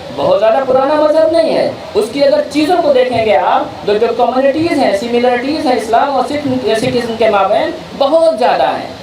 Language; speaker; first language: Urdu; native; Urdu